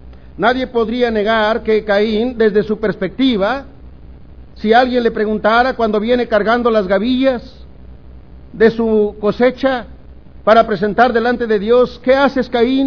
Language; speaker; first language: Spanish; native; Spanish